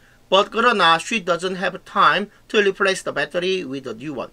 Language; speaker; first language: English; non-native, fluent; Korean